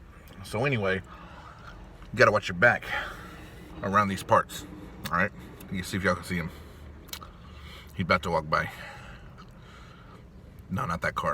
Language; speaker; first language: English; native; English